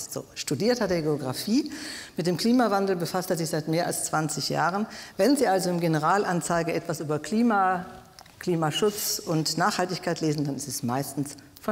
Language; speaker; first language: German; native; German